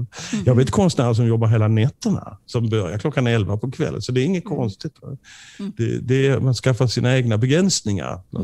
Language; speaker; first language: Swedish; native; Swedish